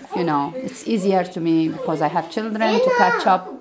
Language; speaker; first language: English; non-native, fluent; Arabic